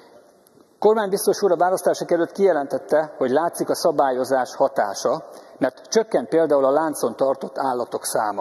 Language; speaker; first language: Hungarian; native; Hungarian